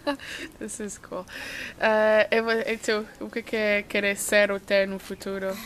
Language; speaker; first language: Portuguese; non-native, fluent; English